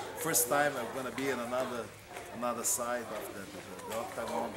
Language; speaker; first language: English; non-native, learner; Portuguese